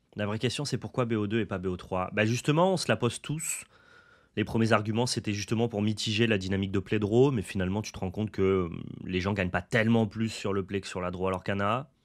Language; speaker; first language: French; native; French